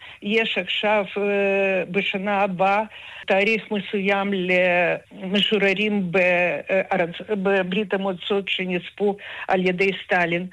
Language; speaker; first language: Hebrew; non-native, fluent; Russian